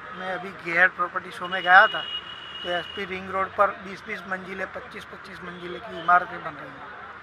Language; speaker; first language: Hindi; non-native, local second language; Gujarati